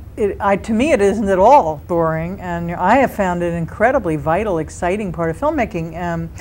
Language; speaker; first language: English; native; English